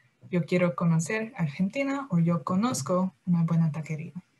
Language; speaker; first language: Spanish; non-native, fluent; English